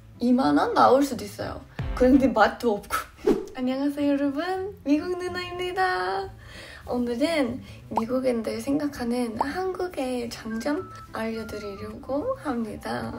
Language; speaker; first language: Korean; non-native, fluent; English